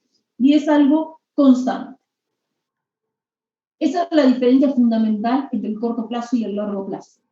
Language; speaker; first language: Spanish; native; Spanish